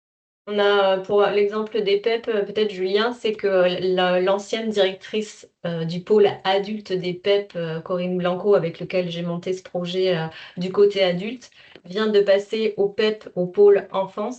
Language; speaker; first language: French; native; French